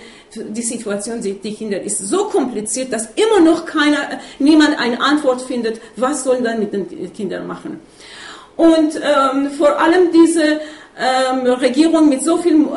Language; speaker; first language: German; non-native, fluent; Persian